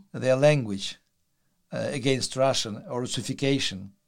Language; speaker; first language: English; non-native, fluent; Russian